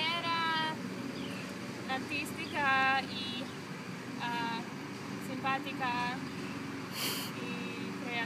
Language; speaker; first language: Spanish; non-native, learner; English